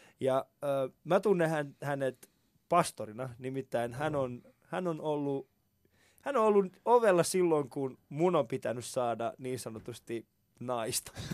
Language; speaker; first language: Finnish; non-native, fluent; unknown